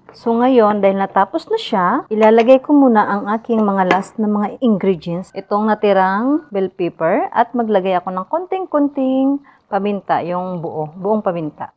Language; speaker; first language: Filipino; non-native, local second language; Cebuano